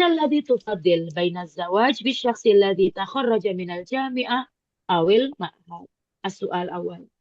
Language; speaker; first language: Arabic; non-native, fluent; Indonesian